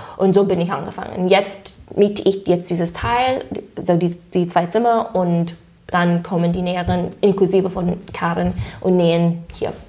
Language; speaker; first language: German; non-native, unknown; English